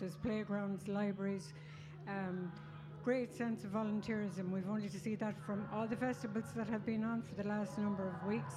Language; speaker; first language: English; native; English